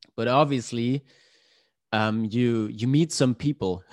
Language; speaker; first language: English; non-native, fluent; German